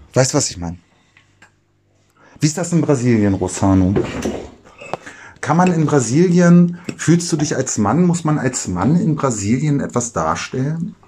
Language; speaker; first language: German; native; German